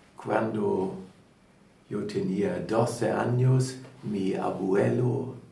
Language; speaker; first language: Spanish; non-native, learner; German